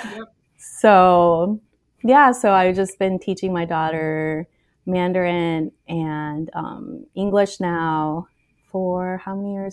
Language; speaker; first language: English; native; English